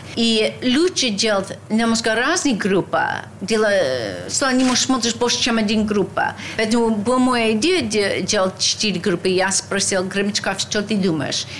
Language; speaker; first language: Russian; non-native, learner; English